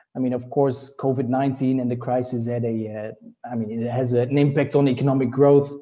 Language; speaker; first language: English; non-native, fluent; Dutch